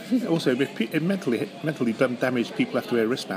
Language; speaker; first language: English; native; English